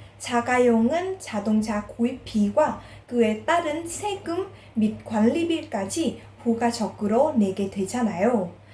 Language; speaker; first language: Korean; non-native, fluent; Vietnamese